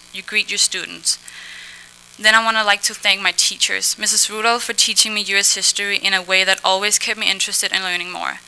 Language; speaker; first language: English; non-native, fluent; Danish